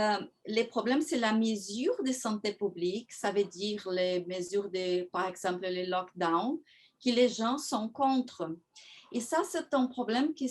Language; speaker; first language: French; non-native, fluent; Portuguese